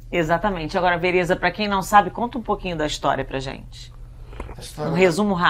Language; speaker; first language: Portuguese; native; Portuguese